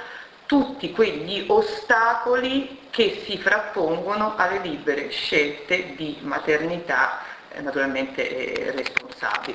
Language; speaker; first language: Italian; native; Italian